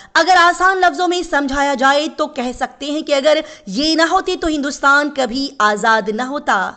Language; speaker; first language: Urdu; native; Urdu